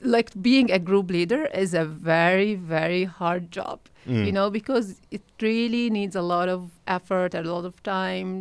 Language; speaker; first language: English; non-native, fluent; Arabic